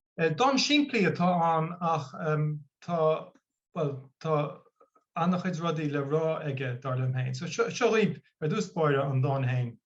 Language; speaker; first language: Irish; non-native, local second language; English